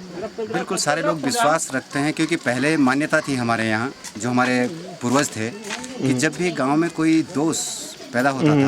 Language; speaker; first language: Hindi; native; Hindi